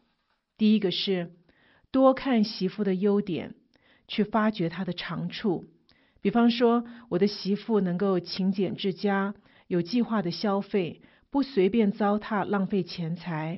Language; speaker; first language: Chinese; native; Chinese